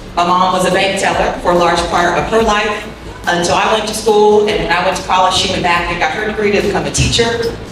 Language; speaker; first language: English; native; English